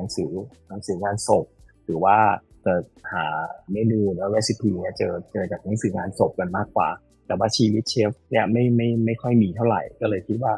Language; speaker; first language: Thai; native; Thai